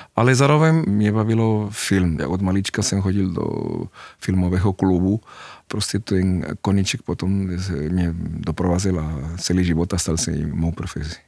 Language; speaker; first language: Czech; non-native, fluent; Spanish